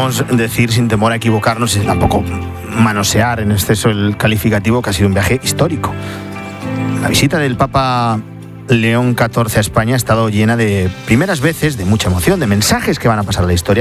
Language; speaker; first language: Spanish; native; Spanish